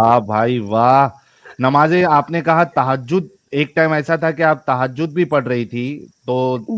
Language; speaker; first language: Hindi; native; Hindi